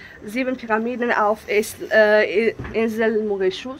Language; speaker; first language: German; non-native, learner; Bosnian